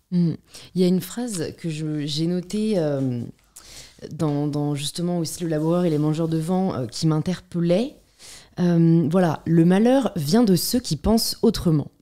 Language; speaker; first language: French; native; French